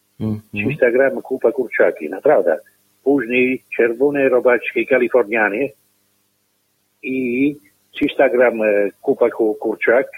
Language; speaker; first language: Polish; non-native, learner; Italian